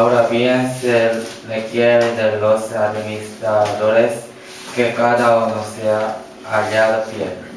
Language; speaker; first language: Spanish; non-native, learner; Korean